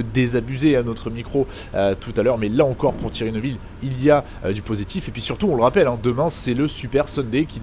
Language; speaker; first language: French; native; French